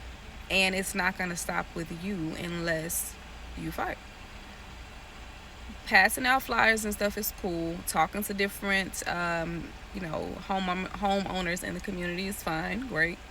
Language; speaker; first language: English; native; English